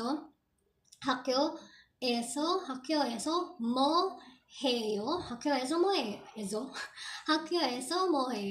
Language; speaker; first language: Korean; non-native, fluent; Filipino